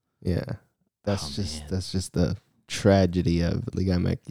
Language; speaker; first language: English; early bilingual, other home language; Spanish